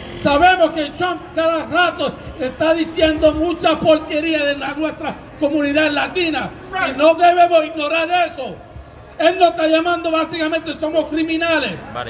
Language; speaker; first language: Spanish; early bilingual, heritage; Spanish